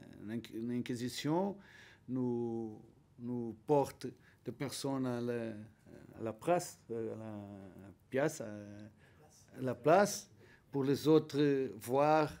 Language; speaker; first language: French; non-native, learner; Portuguese